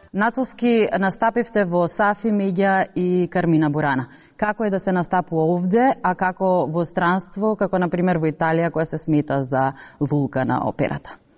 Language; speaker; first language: Macedonian; native; Macedonian